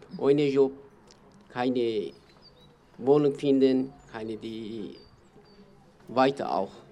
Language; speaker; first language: German; non-native, learner; Kurdish